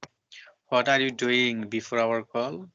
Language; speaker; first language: English; non-native, learner; Bangla